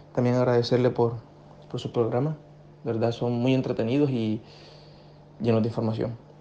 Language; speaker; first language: Spanish; native; Spanish